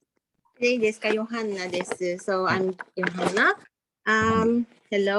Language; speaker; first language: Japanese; non-native, fluent; Finnish